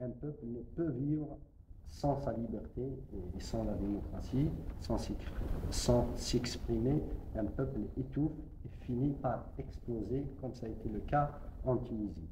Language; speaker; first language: French; non-native, local second language; Kabyle